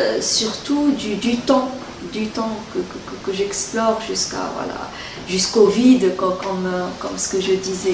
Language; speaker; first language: French; non-native, local second language; Arabic